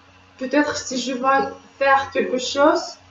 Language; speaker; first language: French; non-native, fluent; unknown